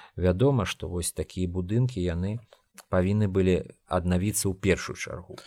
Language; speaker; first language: Belarusian; non-native, local second language; Russian